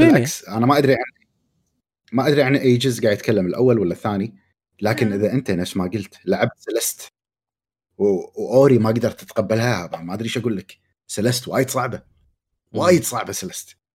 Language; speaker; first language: Arabic; native; Arabic